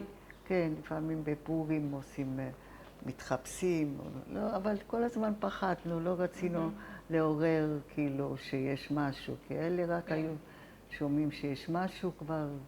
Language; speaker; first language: Hebrew; non-native, fluent; Italian